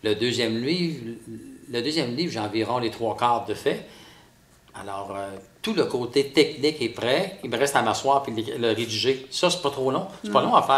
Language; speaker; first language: French; native; French